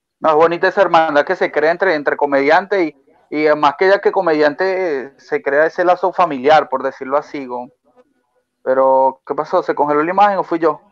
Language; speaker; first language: Spanish; native; Spanish